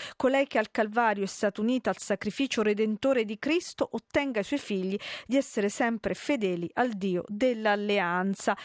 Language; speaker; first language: Italian; native; Italian